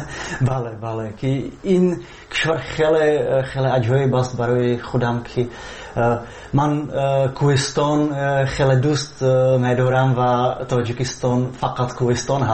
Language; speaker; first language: Persian; non-native, fluent; Czech